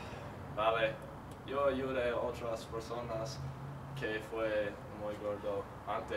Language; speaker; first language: Spanish; non-native, learner; English